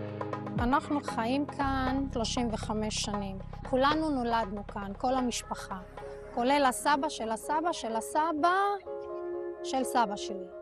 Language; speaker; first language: Hebrew; non-native, local second language; Arabic